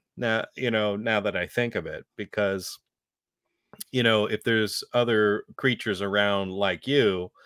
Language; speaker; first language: English; native; English